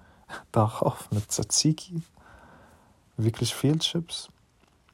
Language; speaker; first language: German; non-native, learner; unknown